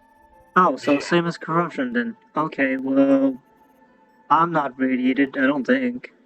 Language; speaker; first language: English; native; English